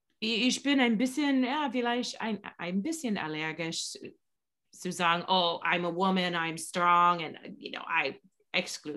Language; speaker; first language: German; non-native, learner; English